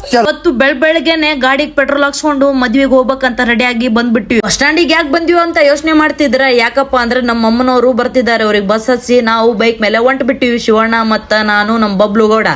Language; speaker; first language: Kannada; non-native, local second language; Lambadi